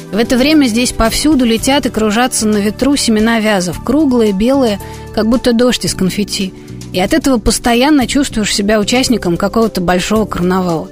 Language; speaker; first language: Russian; native; Russian